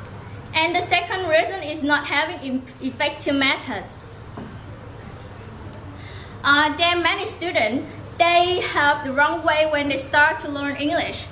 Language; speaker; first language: English; non-native, learner; Vietnamese